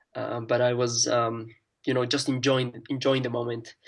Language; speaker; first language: English; non-native, fluent; Spanish